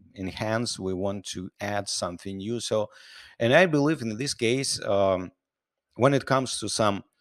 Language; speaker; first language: English; non-native, fluent; Russian